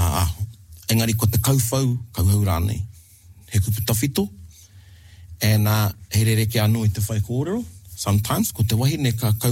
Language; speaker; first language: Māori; non-native, local second language; English